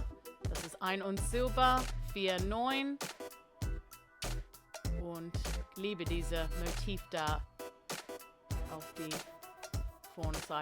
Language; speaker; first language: German; non-native, learner; English